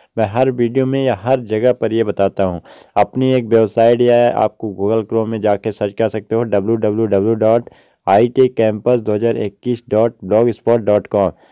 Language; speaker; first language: Hindi; native; Hindi